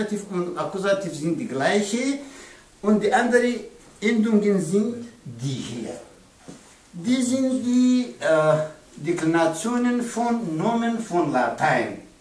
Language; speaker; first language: German; non-native, learner; Pashto